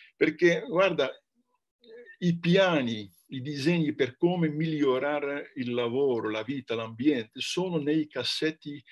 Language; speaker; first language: Italian; non-native, fluent; Dutch